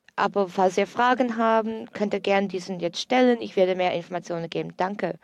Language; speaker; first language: German; non-native, learner; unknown